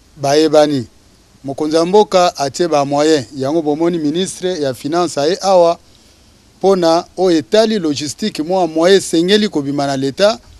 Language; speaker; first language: Lingala; native; Lingala